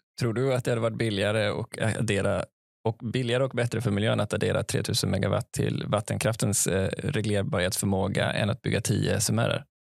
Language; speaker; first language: Swedish; native; Swedish